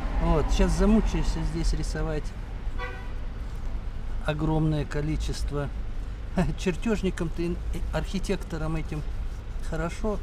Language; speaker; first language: Russian; native; Russian